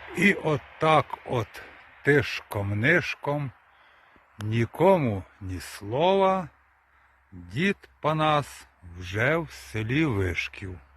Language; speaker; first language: Ukrainian; native; Ukrainian